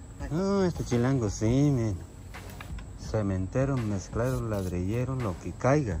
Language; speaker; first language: Spanish; native; Spanish